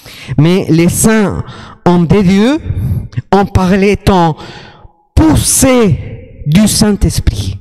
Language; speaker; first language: French; non-native, fluent; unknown